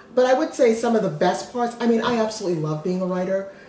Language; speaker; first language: English; native; English